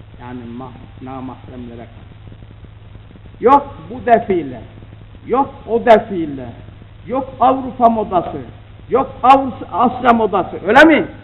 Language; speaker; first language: Turkish; native; Turkish